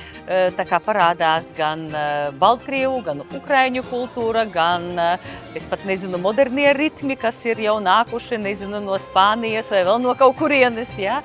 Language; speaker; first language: Latvian; native; Latvian